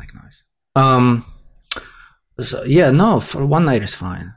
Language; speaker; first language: English; non-native, fluent; Russian